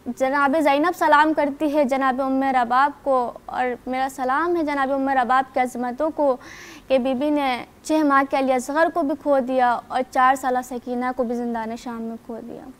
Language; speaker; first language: Urdu; non-native, local second language; Sindhi